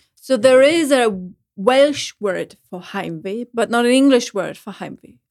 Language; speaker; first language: English; non-native, fluent; German